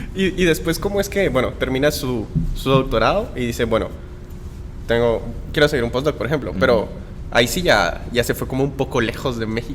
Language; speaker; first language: Spanish; native; Spanish